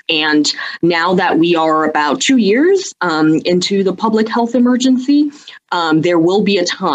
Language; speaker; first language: English; early bilingual, other home language; Cantonese